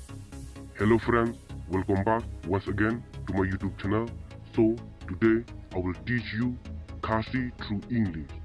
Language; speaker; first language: English; non-native, local second language; Khasi